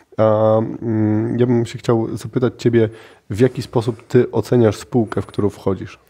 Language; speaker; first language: Polish; native; Polish